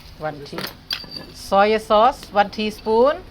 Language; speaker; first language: English; non-native, learner; Thai